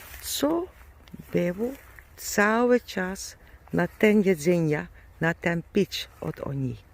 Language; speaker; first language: Polish; non-native, learner; German